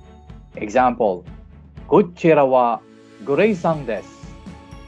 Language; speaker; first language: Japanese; non-native, fluent; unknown